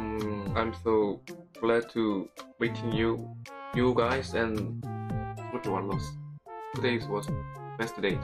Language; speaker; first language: English; non-native, learner; Korean